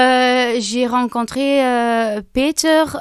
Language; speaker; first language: French; non-native, local second language; Dutch